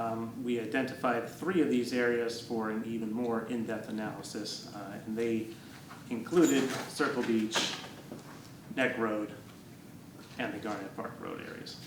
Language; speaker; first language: English; native; English